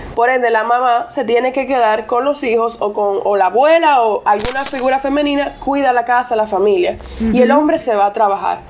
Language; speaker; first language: Spanish; non-native, local second language; English